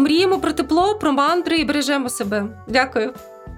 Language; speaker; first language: Ukrainian; native; Ukrainian